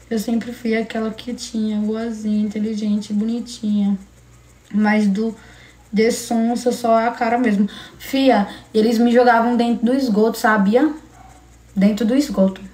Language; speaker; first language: Portuguese; native; Portuguese